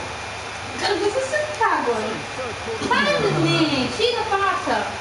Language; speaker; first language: Portuguese; native; Portuguese